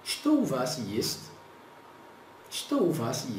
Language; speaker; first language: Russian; non-native, learner; Portuguese